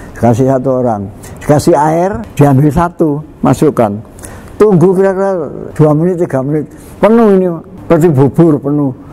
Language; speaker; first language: Indonesian; non-native, local second language; Javanese